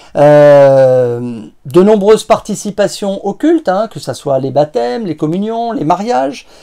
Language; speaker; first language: French; native; French